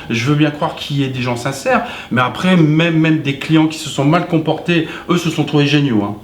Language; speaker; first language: French; native; French